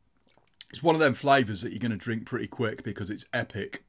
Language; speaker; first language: English; native; English